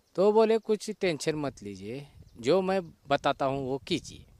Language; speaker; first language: Hindi; non-native, local second language; Marathi